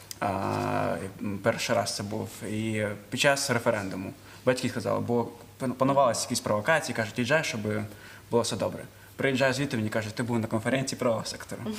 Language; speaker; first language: Ukrainian; non-native, local second language; Russian